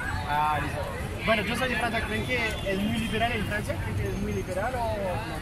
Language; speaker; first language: Spanish; non-native, fluent; French